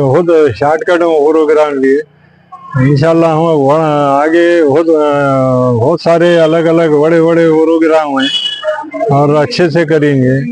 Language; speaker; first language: Hindi; non-native, local second language; Urdu